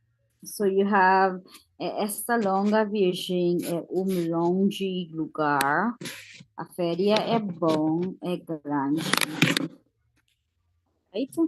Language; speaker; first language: Portuguese; non-native, fluent; English